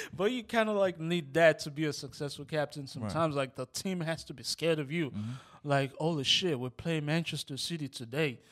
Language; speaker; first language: English; non-native, local second language; Yoruba